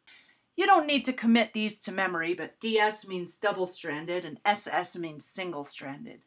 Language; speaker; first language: English; native; English